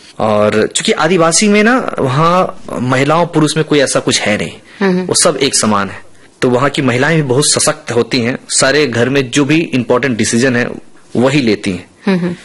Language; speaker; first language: Hindi; non-native, local second language; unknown